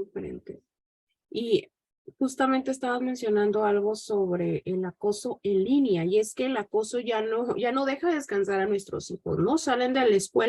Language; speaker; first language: Spanish; native; Spanish